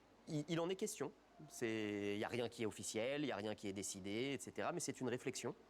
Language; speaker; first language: French; native; French